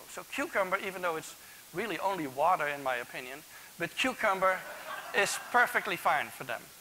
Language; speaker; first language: English; non-native, fluent; Dutch